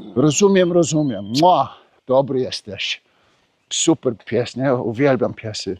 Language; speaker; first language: Polish; early bilingual, heritage; Polish